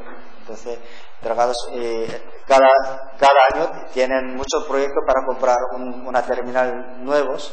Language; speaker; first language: Spanish; non-native, learner; Korean